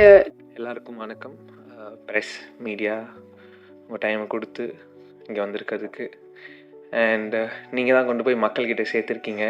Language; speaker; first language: Tamil; native; Tamil